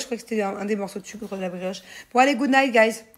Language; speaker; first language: French; native; French